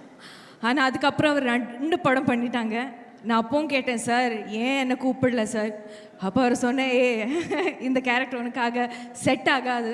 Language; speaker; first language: Tamil; non-native, fluent; Malayalam